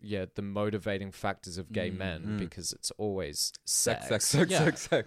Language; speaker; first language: English; non-native, local second language; Filipino